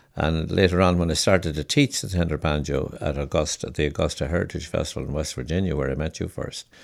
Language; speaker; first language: English; native; English